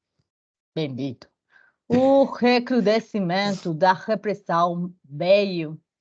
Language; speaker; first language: Portuguese; non-native, learner; Spanish